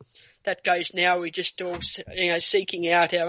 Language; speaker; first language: English; native; English